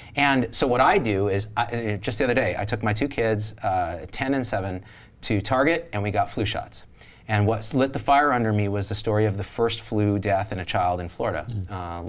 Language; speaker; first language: English; native; English